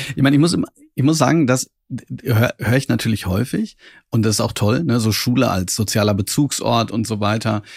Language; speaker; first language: German; native; German